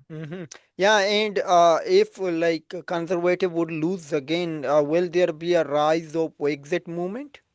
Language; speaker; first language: English; non-native, fluent; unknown